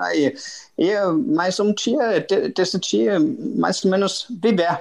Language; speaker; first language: Portuguese; non-native, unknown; German